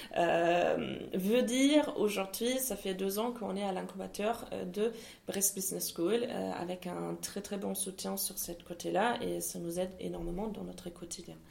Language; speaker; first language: French; non-native, fluent; German